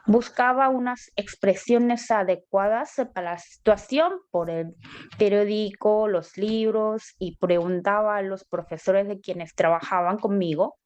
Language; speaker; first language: Spanish; non-native, learner; Korean